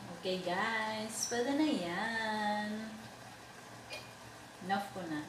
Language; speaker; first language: Filipino; native; Filipino